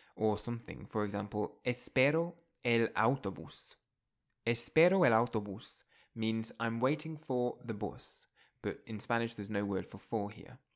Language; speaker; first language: English; native; English